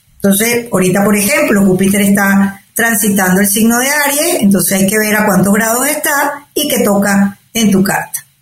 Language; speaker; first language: Spanish; native; Spanish